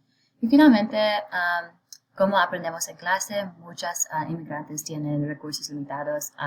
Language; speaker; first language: Spanish; non-native, learner; English